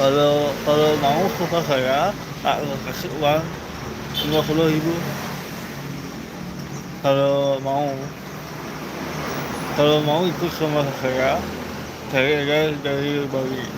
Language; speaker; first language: Indonesian; non-native, local second language; Balinese